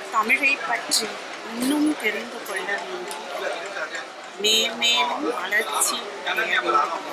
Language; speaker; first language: Tamil; early bilingual, heritage; Tamil